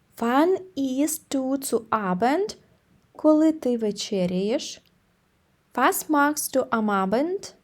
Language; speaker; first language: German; non-native, fluent; Ukrainian